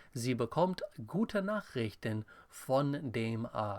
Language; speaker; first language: German; non-native, fluent; English